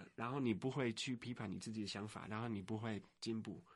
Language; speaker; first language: Chinese; non-native, fluent; Dutch